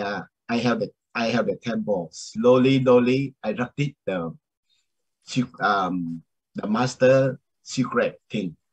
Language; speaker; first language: English; non-native, learner; Vietnamese